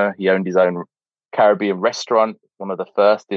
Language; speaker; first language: English; native; English